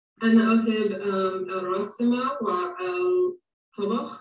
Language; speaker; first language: Arabic; non-native, learner; English